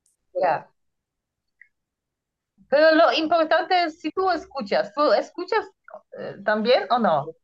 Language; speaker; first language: Spanish; non-native, learner; Polish